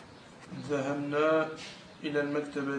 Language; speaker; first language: Arabic; non-native, learner; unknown